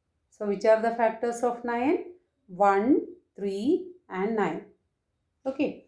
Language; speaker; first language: English; non-native, local second language; Malayalam